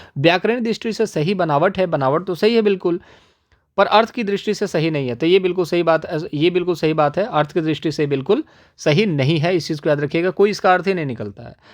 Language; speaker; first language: Hindi; native; Hindi